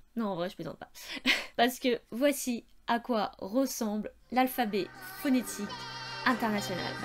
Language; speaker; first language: French; native; French